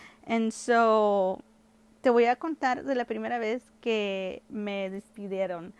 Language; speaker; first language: Spanish; early bilingual, heritage; Spanish